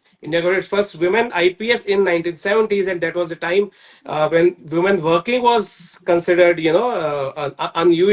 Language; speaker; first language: English; non-native, local second language; Hindi